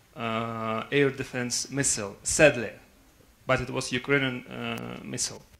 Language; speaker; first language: English; non-native, fluent; Russian